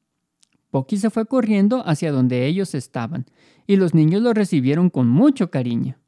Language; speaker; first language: Spanish; native; Spanish